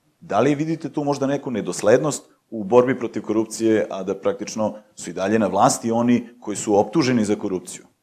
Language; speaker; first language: Serbian; native; Serbian